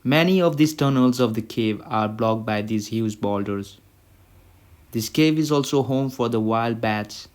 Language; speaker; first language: English; non-native, local second language; Nepali